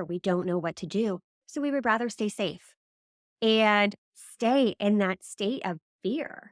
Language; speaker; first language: English; native; English